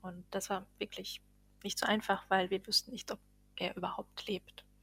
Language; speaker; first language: German; non-native, fluent; Bosnian